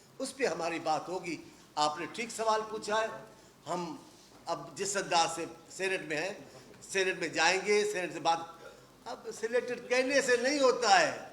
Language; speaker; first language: Urdu; non-native, local second language; Sindhi